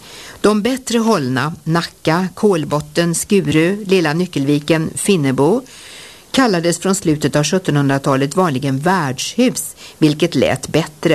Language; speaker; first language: Swedish; native; Swedish